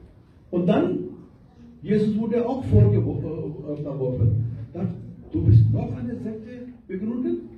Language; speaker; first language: German; non-native, fluent; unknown